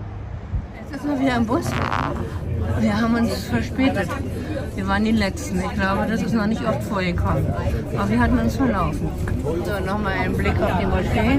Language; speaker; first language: German; native; German